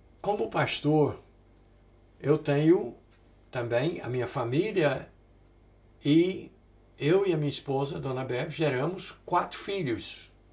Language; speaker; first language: Portuguese; early bilingual, other home language; English